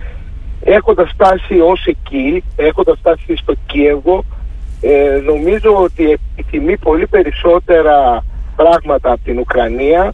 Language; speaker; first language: Greek; native; Greek